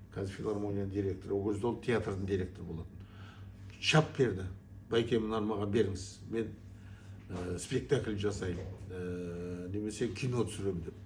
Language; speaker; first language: Kazakh; native; Kazakh